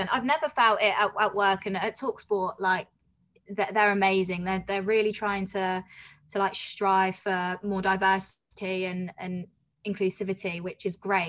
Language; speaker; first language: English; native; English